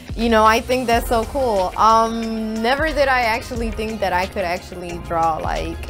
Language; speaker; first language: English; native; English